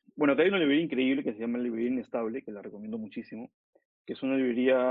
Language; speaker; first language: Spanish; native; Spanish